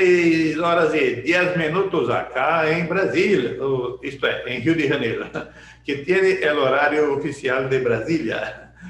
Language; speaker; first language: Portuguese; non-native, learner; Spanish